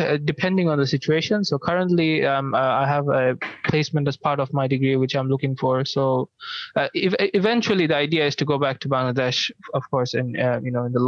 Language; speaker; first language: English; non-native, local second language; Bangla